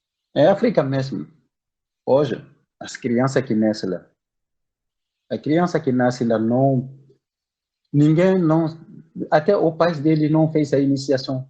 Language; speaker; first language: Portuguese; non-native, learner; Bambara